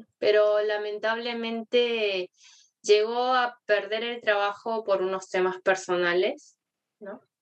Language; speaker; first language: Spanish; early bilingual, other home language; Korean